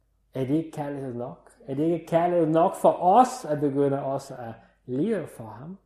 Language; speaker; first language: Danish; non-native, fluent; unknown